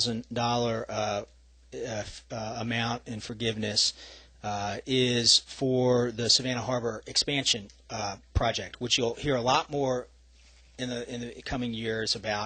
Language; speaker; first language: English; native; English